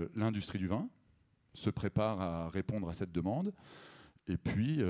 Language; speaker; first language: French; native; French